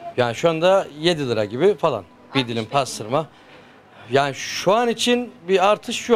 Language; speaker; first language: Turkish; native; Turkish